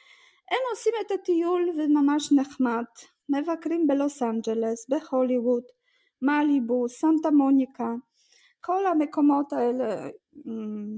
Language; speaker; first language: Hebrew; non-native, fluent; Russian